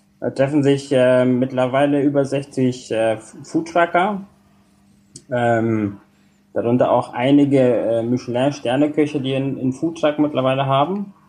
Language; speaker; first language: German; non-native, fluent; Spanish